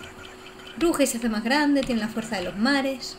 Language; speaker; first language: Spanish; native; Spanish